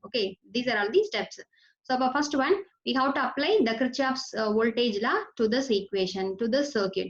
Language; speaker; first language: English; non-native, local second language; Tamil